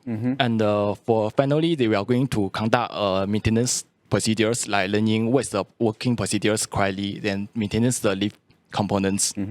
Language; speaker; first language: English; non-native, local second language; Chinese